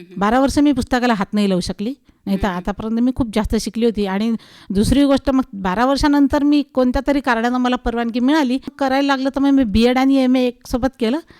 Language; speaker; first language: Marathi; non-native, local second language; Hindi